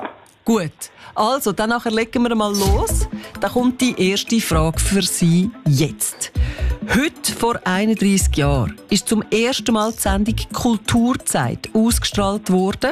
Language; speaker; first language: German; native; German